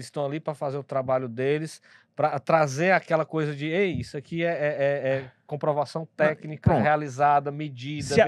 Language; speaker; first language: Portuguese; native; Portuguese